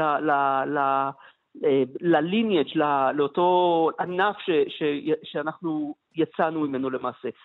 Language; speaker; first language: Hebrew; native; Hebrew